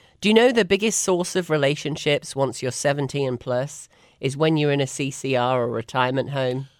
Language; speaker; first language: English; native; English